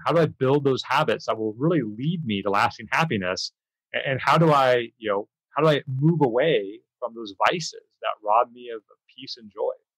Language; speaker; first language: English; early bilingual, other home language; Spanish